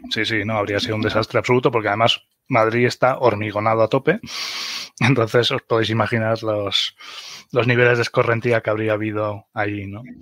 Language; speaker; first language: Spanish; early bilingual, other home language; German